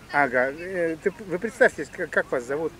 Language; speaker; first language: Russian; native; Russian